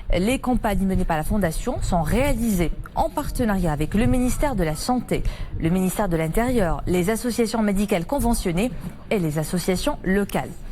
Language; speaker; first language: French; non-native, local second language; Arabic